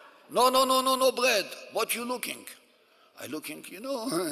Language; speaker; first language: English; non-native, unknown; Hebrew